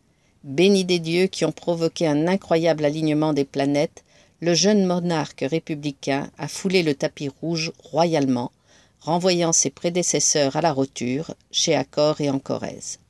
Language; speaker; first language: French; native; French